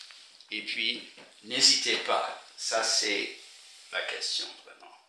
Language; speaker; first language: French; non-native, fluent; English